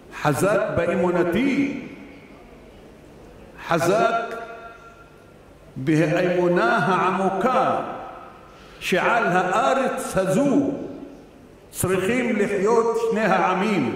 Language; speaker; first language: Hebrew; non-native, local second language; Arabic